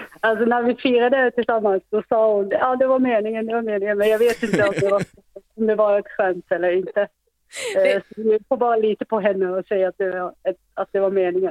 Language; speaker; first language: Swedish; non-native, fluent; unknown